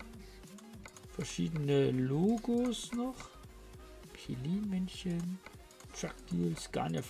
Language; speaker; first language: German; native; German